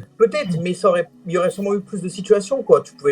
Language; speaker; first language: French; native; French